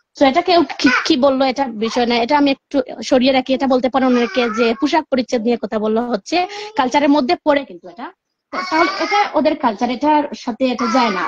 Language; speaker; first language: Bangla; native; Bangla